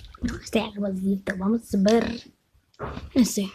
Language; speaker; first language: Spanish; native; Spanish